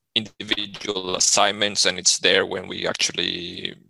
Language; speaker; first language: English; non-native, fluent; Spanish